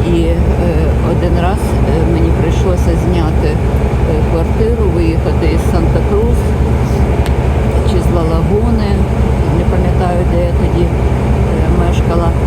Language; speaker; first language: Ukrainian; native; Ukrainian